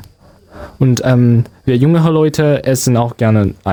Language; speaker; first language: German; non-native, learner; Chinese